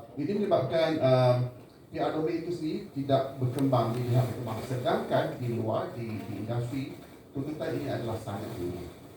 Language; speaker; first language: Malay; native; Malay